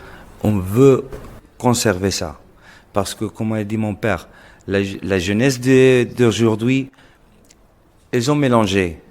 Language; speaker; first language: French; non-native, local second language; Arabic